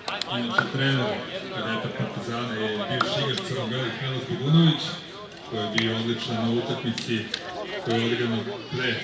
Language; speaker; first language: Croatian; native; Croatian